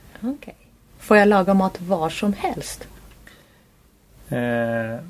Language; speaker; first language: Swedish; non-native, learner; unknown